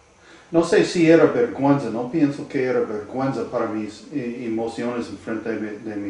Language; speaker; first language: Spanish; non-native, learner; English